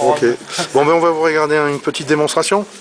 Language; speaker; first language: French; native; French